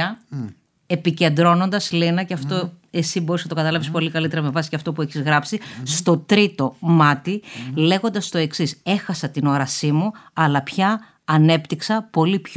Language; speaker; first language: Greek; native; Greek